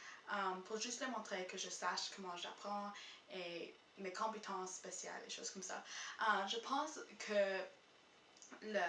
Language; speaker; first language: French; non-native, local second language; English